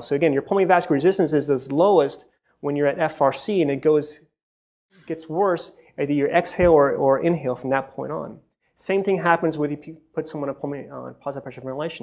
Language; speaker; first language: English; native; English